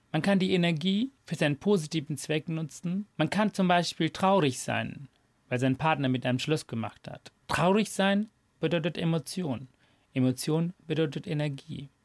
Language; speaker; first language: German; non-native, fluent; Tamil